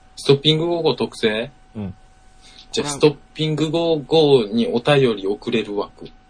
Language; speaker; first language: Japanese; native; Japanese